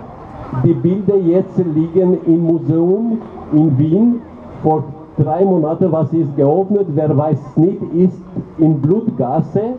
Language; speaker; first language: German; non-native, learner; Albanian